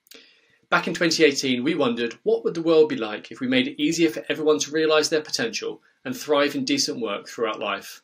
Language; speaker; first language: English; native; English